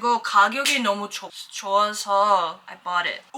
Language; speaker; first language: Korean; early bilingual, heritage; English